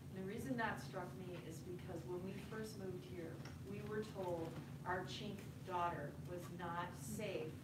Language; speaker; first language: English; native; English